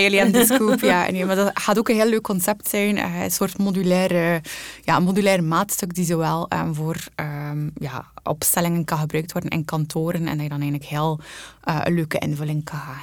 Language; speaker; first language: Dutch; native; Dutch